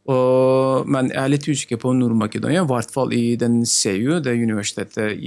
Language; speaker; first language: Norwegian; non-native, learner; Turkish